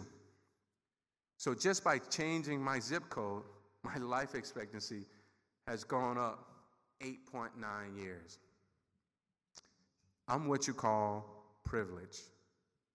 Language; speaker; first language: English; native; English